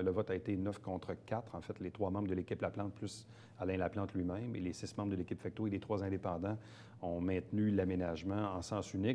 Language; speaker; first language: French; native; French